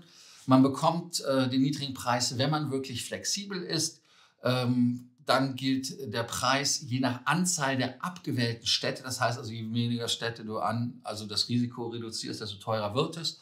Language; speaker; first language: German; native; German